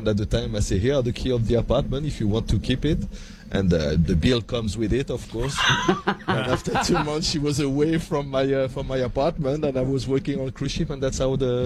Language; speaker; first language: English; non-native, fluent; French